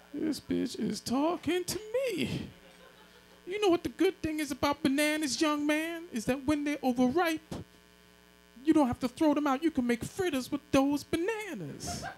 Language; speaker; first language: English; native; English